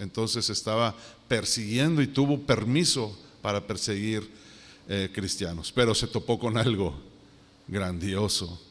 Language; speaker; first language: Spanish; native; Spanish